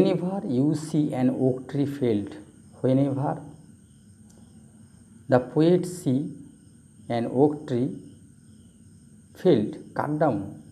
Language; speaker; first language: English; non-native, local second language; Bangla